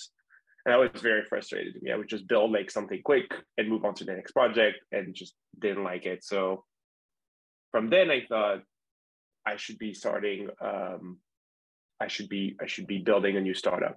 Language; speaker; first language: English; non-native, fluent; French